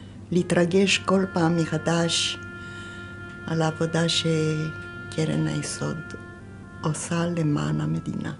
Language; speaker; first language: Hebrew; non-native, fluent; Romanian